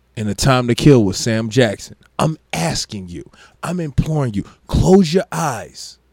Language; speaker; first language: English; native; English